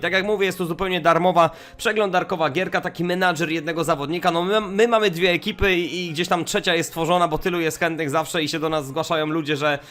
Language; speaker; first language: Polish; native; Polish